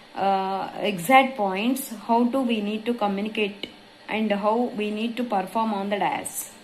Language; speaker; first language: English; non-native, local second language; Telugu